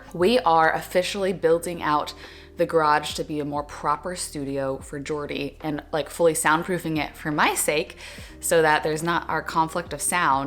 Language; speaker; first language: English; native; English